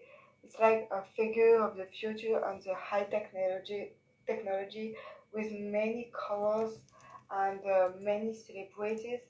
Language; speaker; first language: English; non-native, learner; French